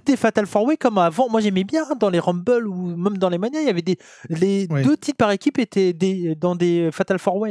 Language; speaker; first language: French; native; French